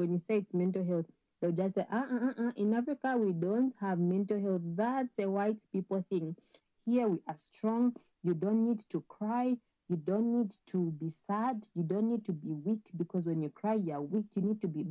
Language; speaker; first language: English; non-native, local second language; Bemba